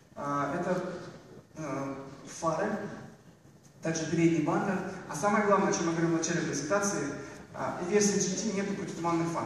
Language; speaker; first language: Russian; native; Russian